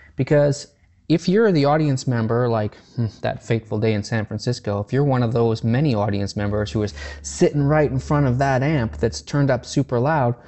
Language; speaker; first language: English; native; English